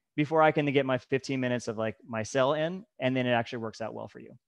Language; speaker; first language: English; native; English